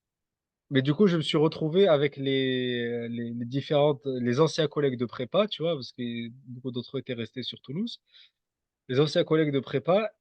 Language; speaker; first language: French; native; French